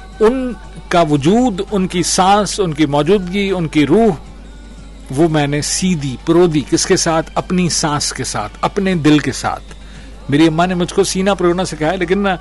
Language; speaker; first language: Urdu; non-native, local second language; Sindhi